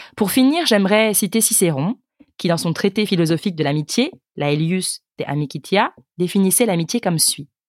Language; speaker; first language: French; native; French